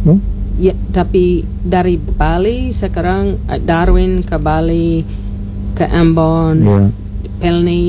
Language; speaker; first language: Indonesian; non-native, learner; English